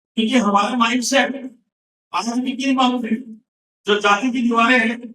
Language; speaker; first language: Hindi; non-native, local second language; Punjabi